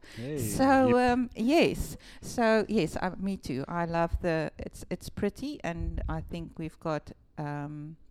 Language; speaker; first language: English; non-native, local second language; Afrikaans